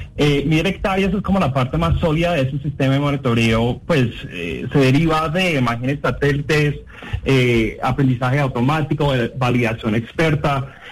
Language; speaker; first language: Spanish; non-native, fluent; English